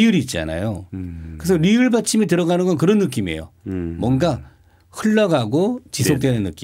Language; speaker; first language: Korean; native; Korean